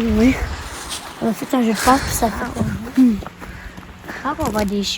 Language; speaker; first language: French; native; French